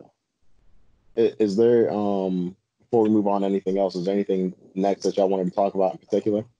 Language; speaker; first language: English; native; English